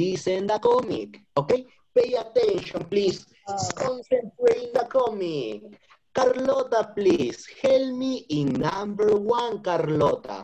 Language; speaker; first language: English; non-native, fluent; Spanish